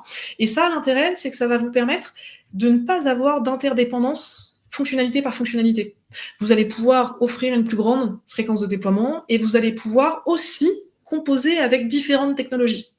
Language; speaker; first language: French; native; French